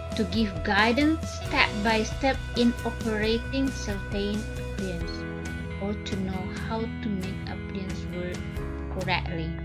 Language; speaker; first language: English; non-native, fluent; Indonesian